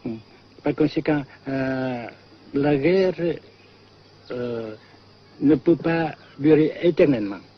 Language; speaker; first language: French; non-native, fluent; Vietnamese